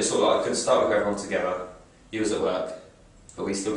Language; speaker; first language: English; native; English